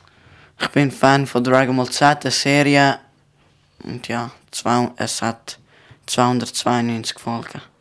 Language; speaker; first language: German; early bilingual, other home language; Turkish